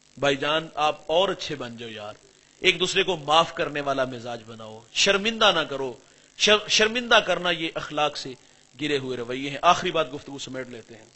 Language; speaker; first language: Urdu; non-native, local second language; Punjabi